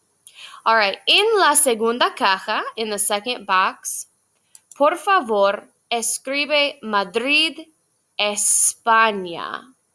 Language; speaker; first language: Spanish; non-native, fluent; English